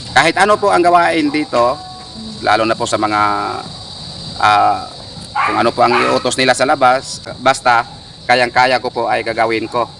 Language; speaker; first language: Filipino; non-native, local second language; Cebuano